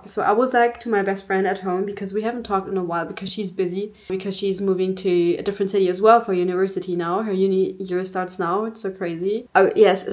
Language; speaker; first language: English; non-native, fluent; German